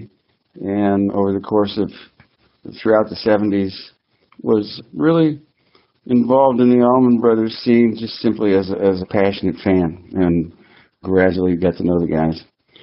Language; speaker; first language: English; native; English